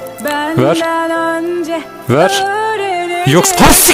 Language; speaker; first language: Turkish; native; Turkish